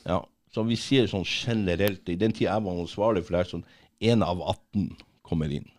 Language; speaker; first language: Norwegian; native; Norwegian